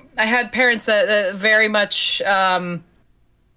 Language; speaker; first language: English; non-native, fluent; Slovenian